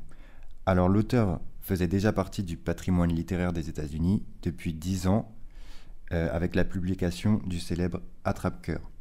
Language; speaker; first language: French; native; French